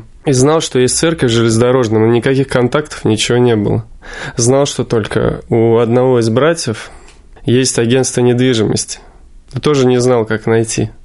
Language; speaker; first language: Russian; native; Russian